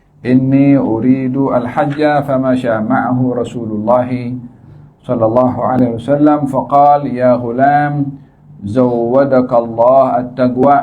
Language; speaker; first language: Arabic; non-native, fluent; Malay